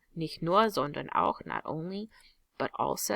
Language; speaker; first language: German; non-native, fluent; English